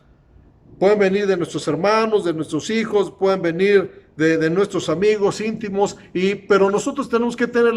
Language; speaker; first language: Spanish; native; Spanish